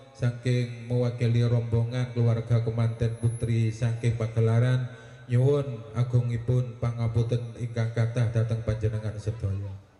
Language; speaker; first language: Javanese; non-native, local second language; Madurese